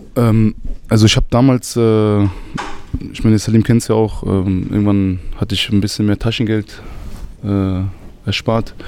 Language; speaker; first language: German; early bilingual, other home language; Arabic